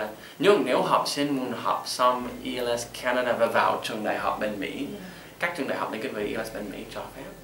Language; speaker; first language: Vietnamese; non-native, fluent; English